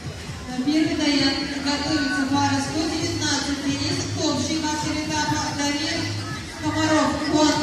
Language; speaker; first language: Russian; native; Russian